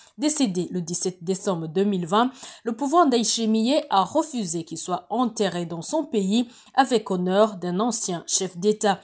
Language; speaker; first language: French; non-native, local second language; Rundi